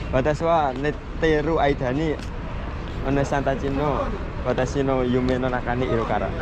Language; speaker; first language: Japanese; non-native, learner; Indonesian